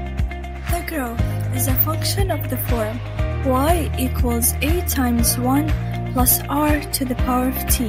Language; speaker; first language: English; non-native, fluent; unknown